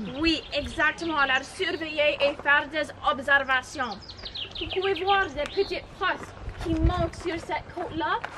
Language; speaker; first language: French; non-native, local second language; English